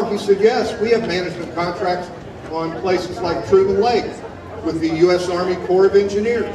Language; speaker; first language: English; native; English